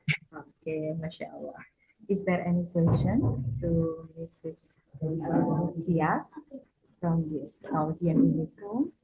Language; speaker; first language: English; non-native, fluent; Indonesian